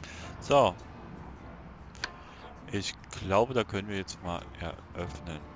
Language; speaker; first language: German; native; German